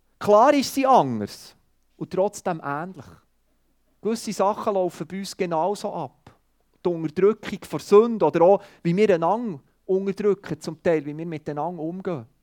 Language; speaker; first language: German; non-native, fluent; Swiss German